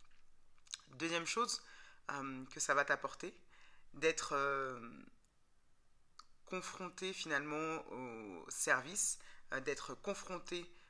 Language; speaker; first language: French; native; French